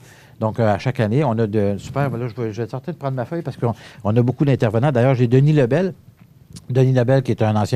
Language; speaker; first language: French; native; French